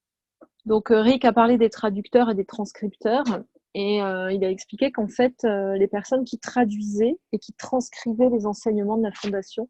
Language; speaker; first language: French; native; French